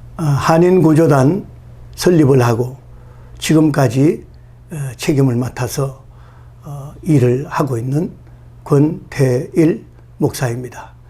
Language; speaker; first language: Korean; native; Korean